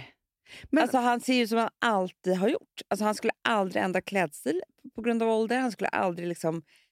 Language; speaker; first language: Swedish; native; Swedish